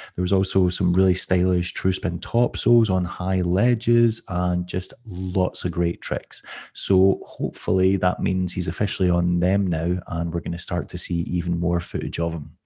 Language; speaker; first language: English; native; English